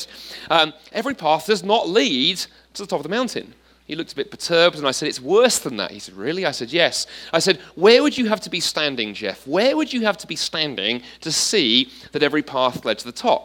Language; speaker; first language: English; native; English